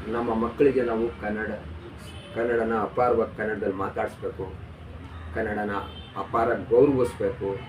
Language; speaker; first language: Kannada; non-native, local second language; Urdu